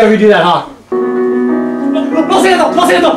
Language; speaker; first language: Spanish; non-native, learner; English